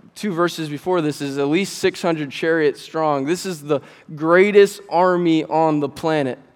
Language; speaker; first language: English; native; English